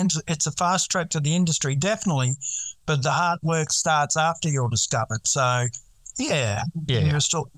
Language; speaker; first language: English; native; English